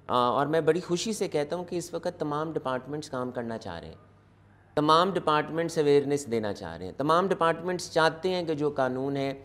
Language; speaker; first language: Urdu; non-native, local second language; Punjabi